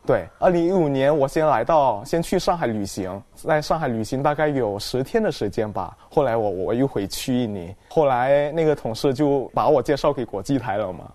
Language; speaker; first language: Chinese; non-native, fluent; Indonesian